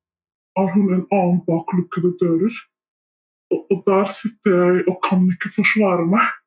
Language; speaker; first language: Norwegian; non-native, fluent; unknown